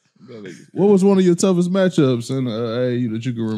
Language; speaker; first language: English; native; English